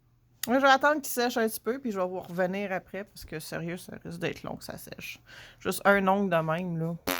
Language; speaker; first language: French; native; French